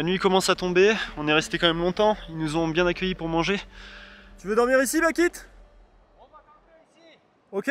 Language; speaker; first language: French; native; French